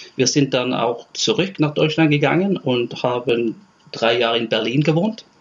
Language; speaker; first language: German; non-native, fluent; Norwegian